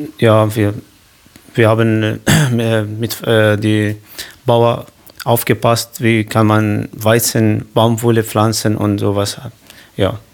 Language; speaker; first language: German; non-native, learner; Kurdish